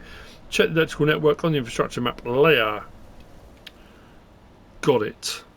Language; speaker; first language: English; native; English